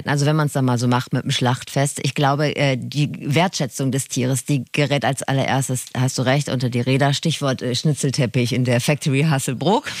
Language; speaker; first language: German; native; German